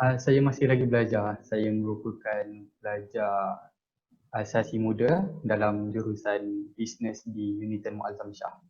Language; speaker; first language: Malay; native; Malay